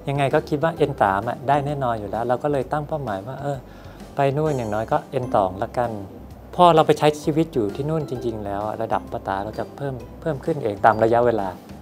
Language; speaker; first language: Thai; native; Thai